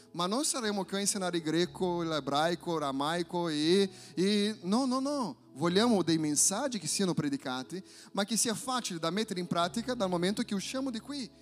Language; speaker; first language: Italian; non-native, fluent; Portuguese